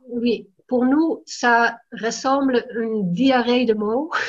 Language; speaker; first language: French; non-native, fluent; Dutch